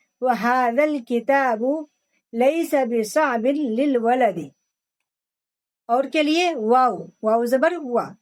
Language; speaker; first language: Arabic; non-native, fluent; Urdu